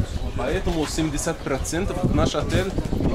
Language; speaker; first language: Russian; non-native, learner; Arabic